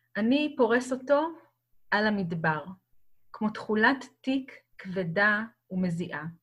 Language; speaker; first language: Hebrew; native; Hebrew